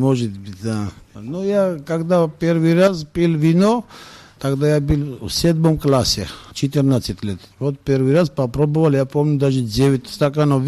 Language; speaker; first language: Russian; non-native, fluent; Georgian